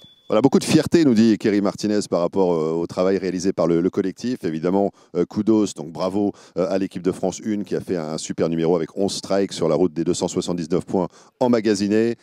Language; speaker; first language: French; native; French